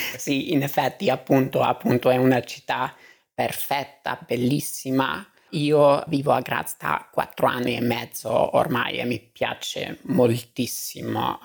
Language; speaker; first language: Italian; non-native, fluent; Albanian